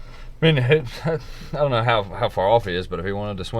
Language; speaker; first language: English; native; English